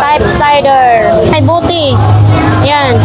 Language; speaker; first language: Filipino; native; Filipino